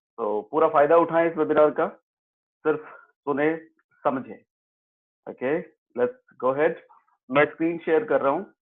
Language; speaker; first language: Hindi; native; Hindi